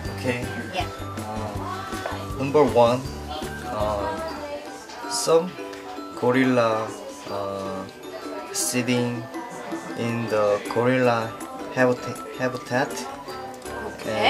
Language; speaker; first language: English; non-native, learner; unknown